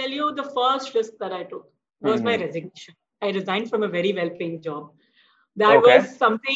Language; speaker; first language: English; non-native, local second language; Hindi